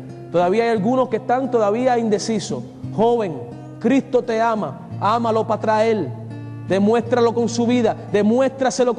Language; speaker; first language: Spanish; native; Spanish